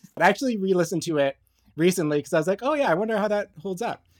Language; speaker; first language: English; early bilingual, other home language; Romanian